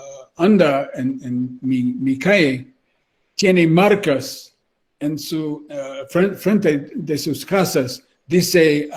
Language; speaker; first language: Spanish; non-native, learner; English